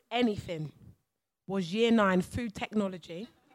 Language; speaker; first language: English; native; English